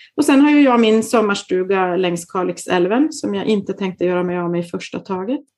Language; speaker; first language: Swedish; native; Swedish